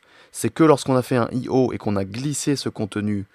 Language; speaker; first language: French; native; French